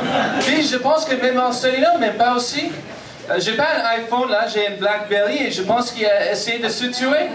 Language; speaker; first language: French; non-native, local second language; English